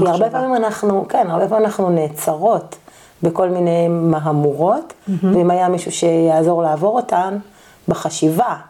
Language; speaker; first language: Hebrew; native; Hebrew